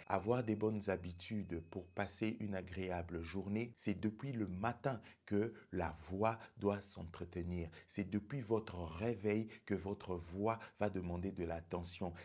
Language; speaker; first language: French; non-native, local second language; Lingala